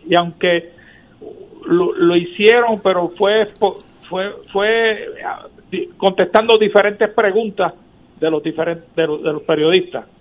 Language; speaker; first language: Spanish; native; Spanish